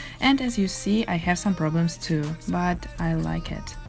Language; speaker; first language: English; non-native, fluent; Russian